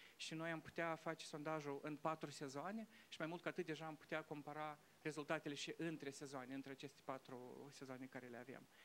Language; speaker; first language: Romanian; non-native, local second language; Russian